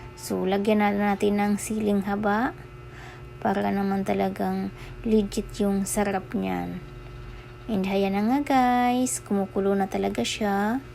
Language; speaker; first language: Filipino; non-native, local second language; Bikol